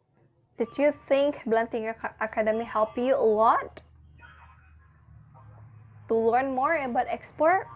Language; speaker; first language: English; non-native, fluent; Indonesian